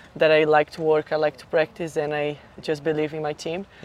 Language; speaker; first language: English; non-native, fluent; Portuguese